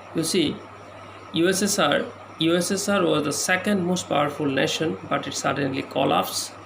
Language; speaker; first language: English; non-native, local second language; Assamese